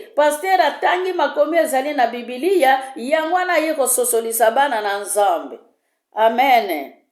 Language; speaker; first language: Lingala; native; Lingala